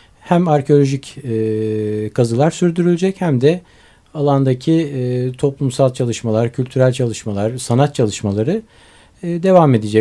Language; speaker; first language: Turkish; native; Turkish